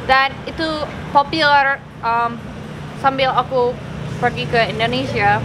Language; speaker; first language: Indonesian; non-native, learner; English